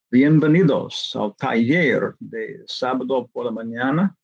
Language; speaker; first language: Spanish; non-native, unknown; English